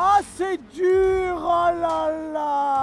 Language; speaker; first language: French; native; French